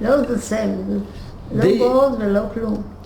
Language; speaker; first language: Hebrew; non-native, fluent; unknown